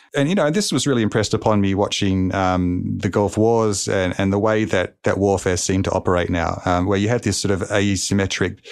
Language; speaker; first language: English; native; English